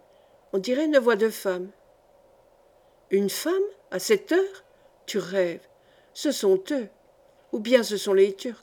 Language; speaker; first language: French; native; French